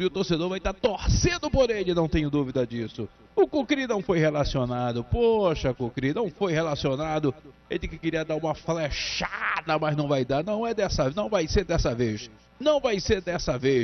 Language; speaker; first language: Portuguese; native; Portuguese